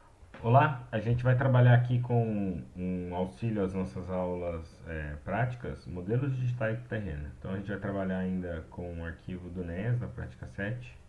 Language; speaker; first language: Portuguese; native; Portuguese